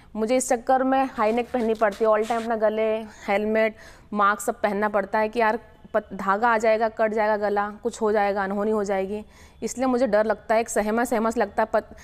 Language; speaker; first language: Hindi; native; Hindi